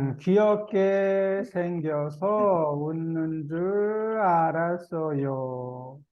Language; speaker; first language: Korean; native; Korean